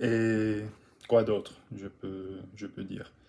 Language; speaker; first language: French; non-native, learner; English